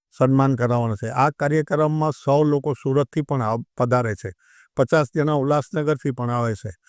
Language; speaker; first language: Gujarati; non-native, local second language; Sindhi